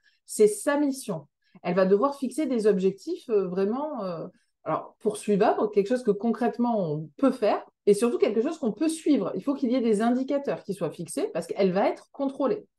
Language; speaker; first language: French; native; French